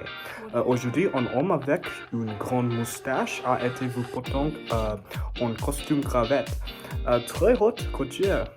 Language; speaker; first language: French; non-native, learner; English